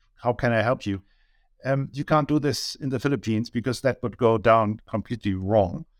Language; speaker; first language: English; non-native, fluent; German